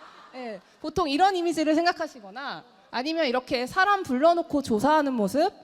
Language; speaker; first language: Korean; native; Korean